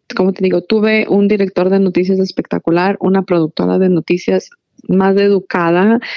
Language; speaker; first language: Spanish; native; Spanish